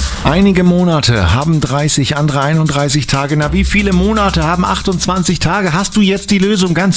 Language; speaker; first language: German; native; German